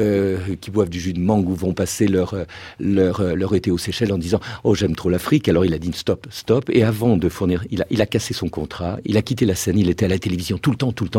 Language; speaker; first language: French; native; French